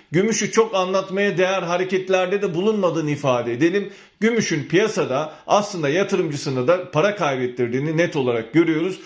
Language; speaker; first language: Turkish; native; Turkish